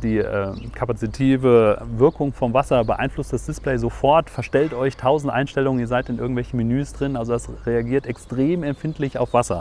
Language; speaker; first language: German; native; German